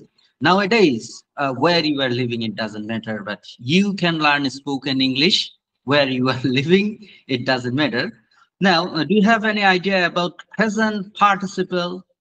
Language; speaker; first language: English; non-native, fluent; Bangla